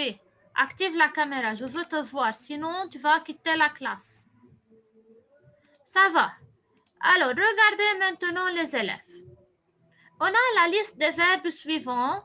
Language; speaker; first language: French; non-native, local second language; Arabic